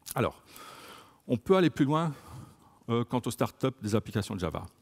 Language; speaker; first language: French; native; French